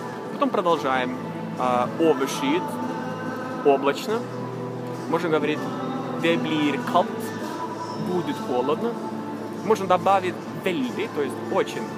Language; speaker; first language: Russian; non-native, fluent; Norwegian